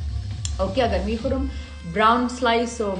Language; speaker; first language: Persian; non-native, local second language; Pashto